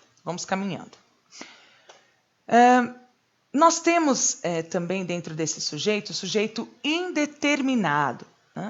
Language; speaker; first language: Portuguese; native; Portuguese